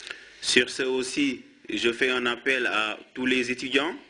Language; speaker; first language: French; non-native, fluent; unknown